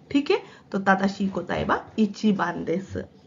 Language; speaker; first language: Japanese; non-native, fluent; Hindi